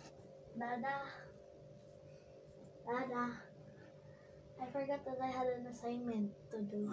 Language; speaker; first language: English; non-native, local second language; Cebuano